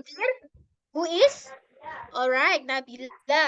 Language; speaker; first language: English; non-native, learner; Indonesian